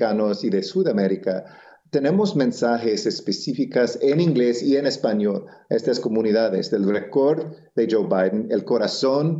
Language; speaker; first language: Spanish; non-native, local second language; English